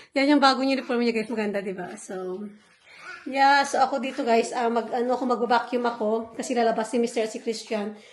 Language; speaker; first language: Filipino; non-native, local second language; Hiligaynon